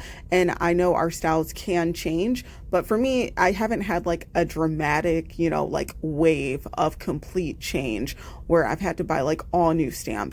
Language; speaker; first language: English; native; English